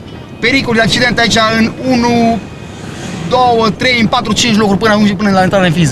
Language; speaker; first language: Romanian; native; Romanian